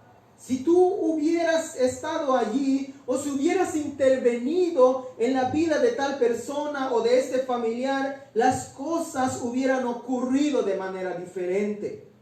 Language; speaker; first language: Spanish; native; Spanish